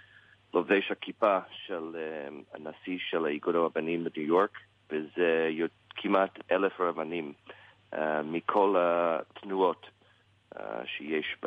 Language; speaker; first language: Hebrew; non-native, learner; English